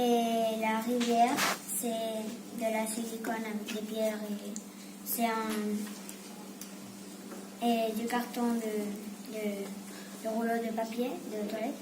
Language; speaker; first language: French; non-native, local second language; Spanish